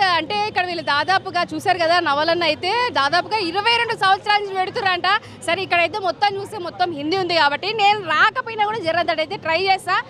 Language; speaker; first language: Telugu; native; Telugu